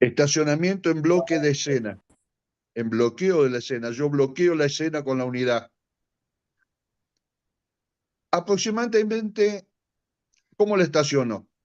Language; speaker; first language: Spanish; native; Spanish